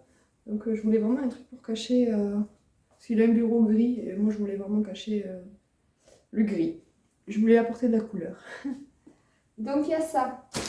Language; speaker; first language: French; native; French